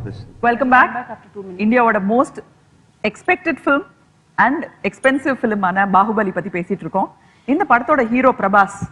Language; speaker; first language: Tamil; native; Tamil